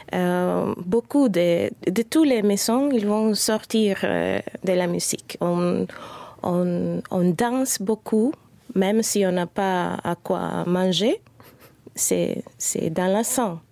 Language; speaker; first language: French; non-native, fluent; Spanish